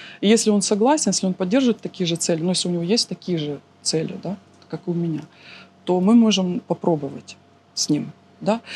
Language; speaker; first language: Russian; native; Russian